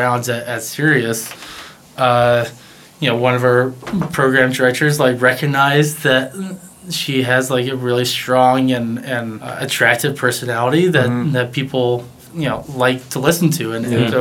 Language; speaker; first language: English; native; English